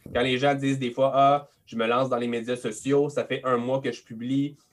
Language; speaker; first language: French; native; French